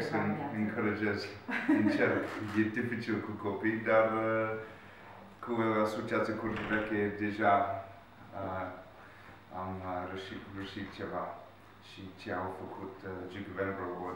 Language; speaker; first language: Romanian; non-native, learner; English